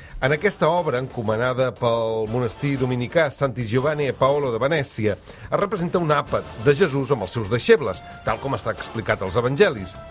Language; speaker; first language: Catalan; native; Catalan